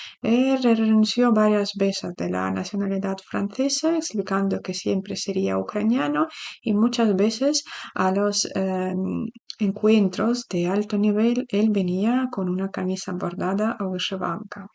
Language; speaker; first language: Spanish; non-native, fluent; Ukrainian